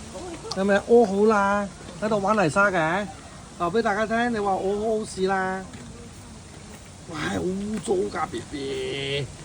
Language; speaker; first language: Cantonese; native; Cantonese